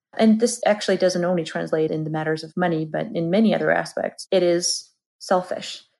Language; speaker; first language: English; non-native, fluent; Georgian